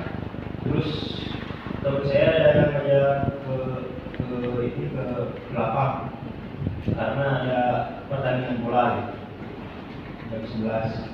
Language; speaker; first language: Indonesian; non-native, local second language; Sundanese